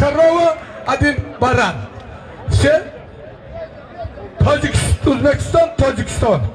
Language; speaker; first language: Russian; non-native, local second language; Tajik